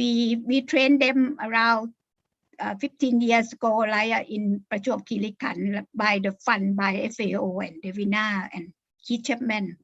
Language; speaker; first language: English; non-native, learner; Thai